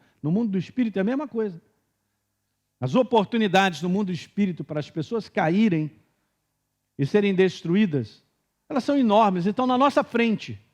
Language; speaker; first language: Portuguese; native; Portuguese